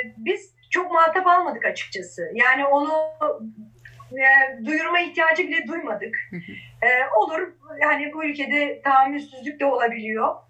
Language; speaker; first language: Turkish; non-native, local second language; Kurdish